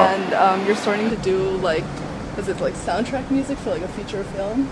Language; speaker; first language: English; non-native, local second language; Cantonese